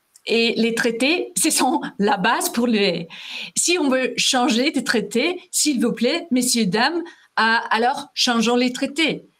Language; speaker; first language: French; non-native, fluent; German